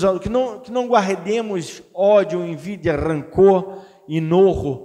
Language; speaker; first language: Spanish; non-native, fluent; Portuguese